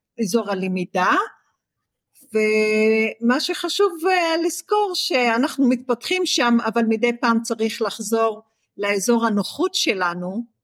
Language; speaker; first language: Hebrew; non-native, local second language; Arabic